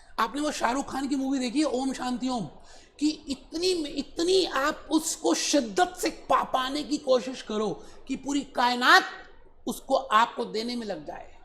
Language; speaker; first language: Hindi; native; Hindi